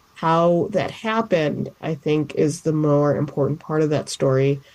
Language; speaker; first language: English; native; English